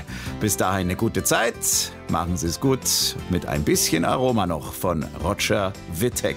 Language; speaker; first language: German; native; German